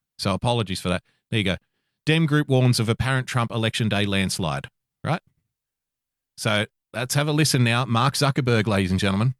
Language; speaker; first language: English; native; English